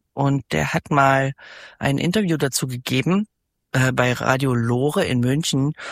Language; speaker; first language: German; native; German